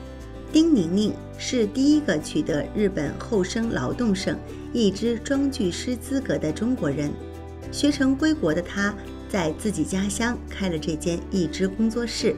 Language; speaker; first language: Chinese; native; Chinese